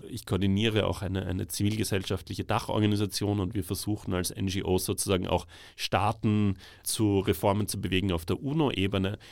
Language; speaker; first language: German; native; German